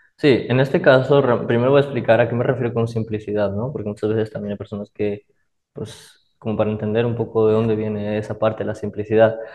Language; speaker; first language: Spanish; early bilingual, other home language; Arabic